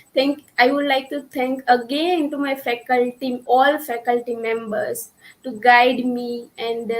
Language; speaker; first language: English; non-native, local second language; Gujarati